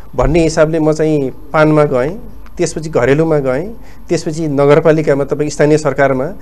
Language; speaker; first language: Nepali; native; Nepali